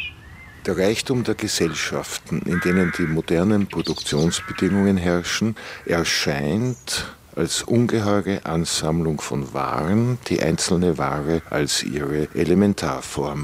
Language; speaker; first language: German; native; German